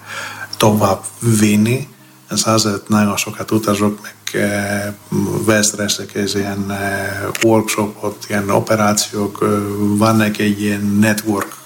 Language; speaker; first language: Hungarian; non-native, learner; Greek